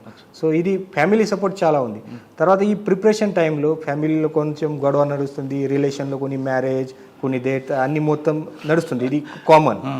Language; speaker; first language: Telugu; non-native, learner; Marathi